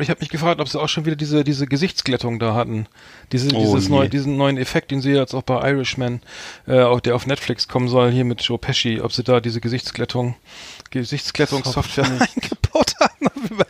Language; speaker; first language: German; native; German